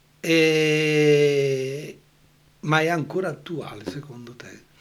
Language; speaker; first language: Italian; native; Italian